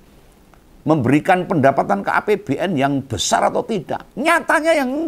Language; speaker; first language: Indonesian; native; Indonesian